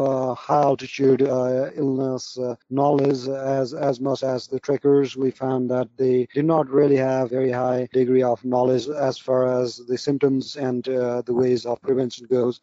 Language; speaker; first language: English; non-native, local second language; Nepali